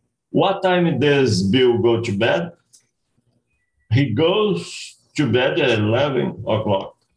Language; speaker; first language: English; non-native, learner; Portuguese